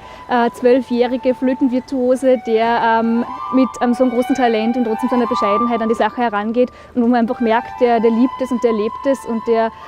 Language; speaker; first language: German; native; German